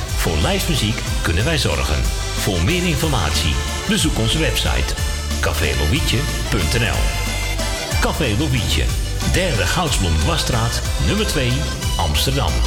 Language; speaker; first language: Dutch; native; Dutch